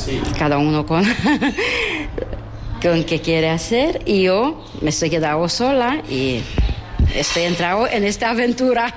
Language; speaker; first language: Spanish; non-native, learner; Romanian